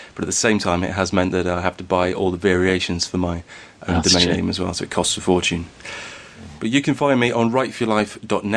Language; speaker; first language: English; native; English